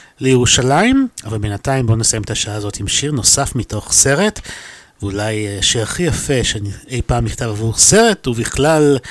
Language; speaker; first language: Hebrew; native; Hebrew